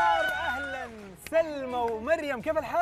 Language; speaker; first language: Arabic; native; Arabic